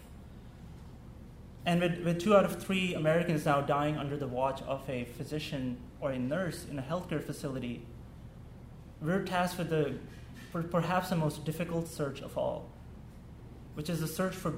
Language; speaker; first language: English; non-native, local second language; Urdu